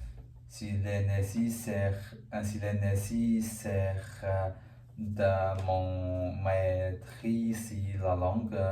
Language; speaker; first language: French; non-native, learner; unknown